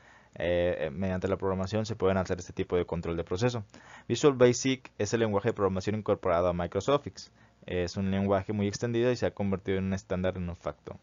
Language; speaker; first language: Spanish; native; Spanish